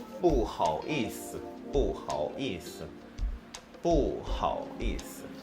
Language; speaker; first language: Chinese; non-native, learner; Korean